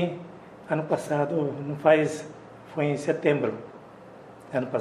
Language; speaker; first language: Portuguese; non-native, fluent; Japanese